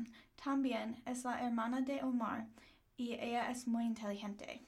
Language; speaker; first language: Spanish; non-native, learner; English